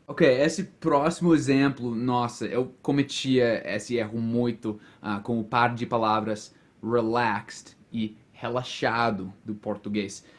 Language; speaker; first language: Portuguese; non-native, fluent; English